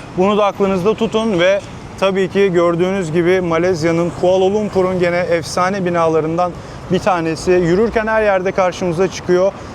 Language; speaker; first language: Turkish; native; Turkish